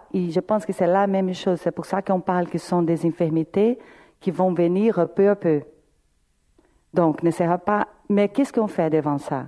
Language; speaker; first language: French; non-native, fluent; Portuguese